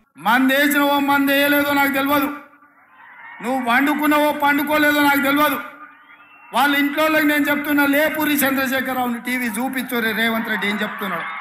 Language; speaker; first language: Telugu; native; Telugu